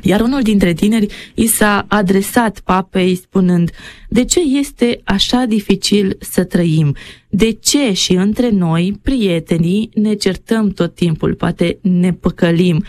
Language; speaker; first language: Romanian; native; Romanian